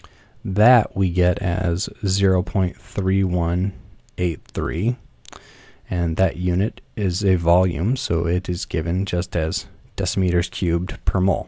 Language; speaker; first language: English; native; English